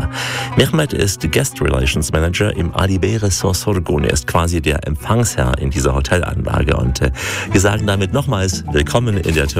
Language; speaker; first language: German; native; German